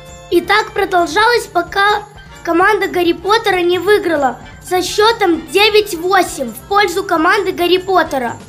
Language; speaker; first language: Russian; native; Russian